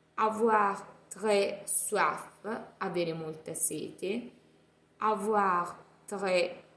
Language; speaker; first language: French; non-native, fluent; Italian